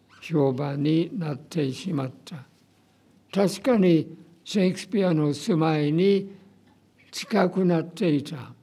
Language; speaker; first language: Japanese; non-native, fluent; English